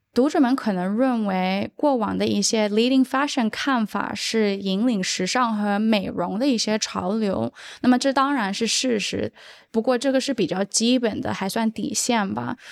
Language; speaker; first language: Chinese; early bilingual, heritage; Chinese